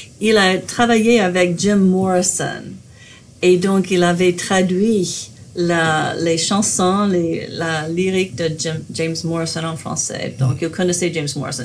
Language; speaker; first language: French; non-native, fluent; English